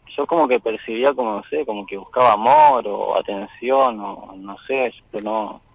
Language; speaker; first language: Spanish; native; Spanish